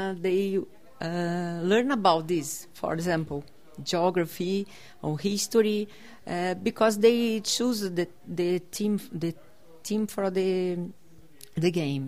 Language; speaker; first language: English; non-native, learner; Portuguese